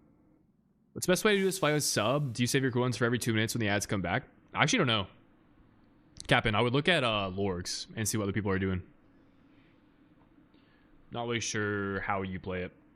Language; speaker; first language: English; native; English